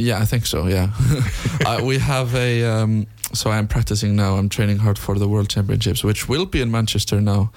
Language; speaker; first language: English; non-native, fluent; Icelandic